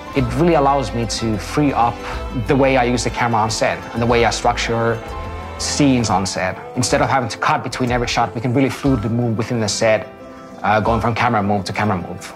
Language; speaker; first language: English; non-native, fluent; Finnish